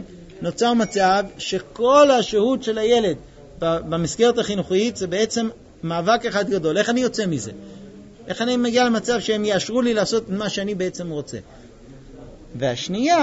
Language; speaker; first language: Hebrew; native; Hebrew